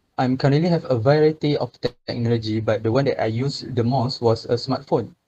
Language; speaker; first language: English; non-native, local second language; Malay